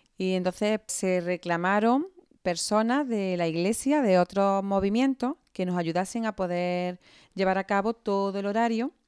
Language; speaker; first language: Spanish; native; Spanish